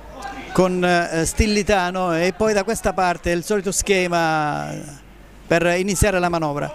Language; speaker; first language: Italian; native; Italian